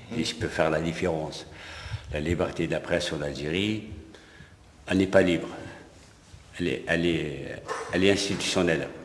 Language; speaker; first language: French; non-native, local second language; Arabic